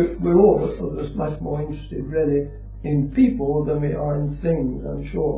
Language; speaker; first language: English; native; English